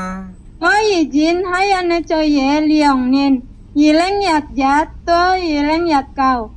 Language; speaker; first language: Cantonese; non-native, learner; Indonesian